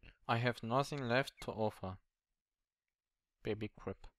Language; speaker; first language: English; non-native, learner; German